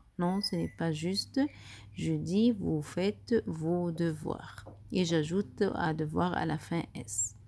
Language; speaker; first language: French; non-native, fluent; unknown